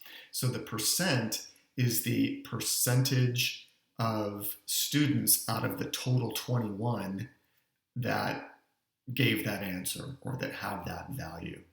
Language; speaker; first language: English; native; English